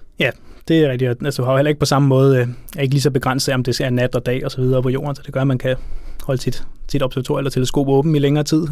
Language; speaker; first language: Danish; native; Danish